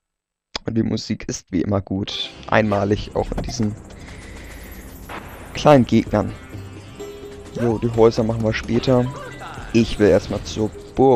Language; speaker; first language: German; native; German